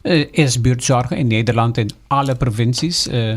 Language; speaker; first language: Dutch; non-native, local second language; Papiamento